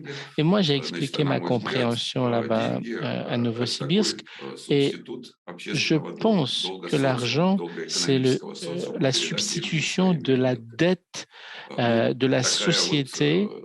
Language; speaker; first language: French; non-native, fluent; Russian